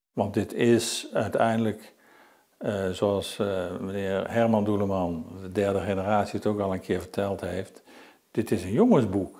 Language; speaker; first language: Dutch; native; Dutch